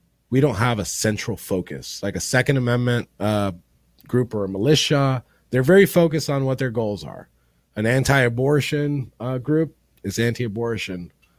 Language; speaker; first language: English; early bilingual, other home language; Spanish